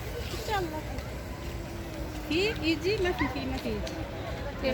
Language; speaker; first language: Arabic; non-native, learner; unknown